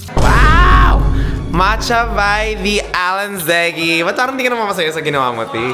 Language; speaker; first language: Filipino; native; Filipino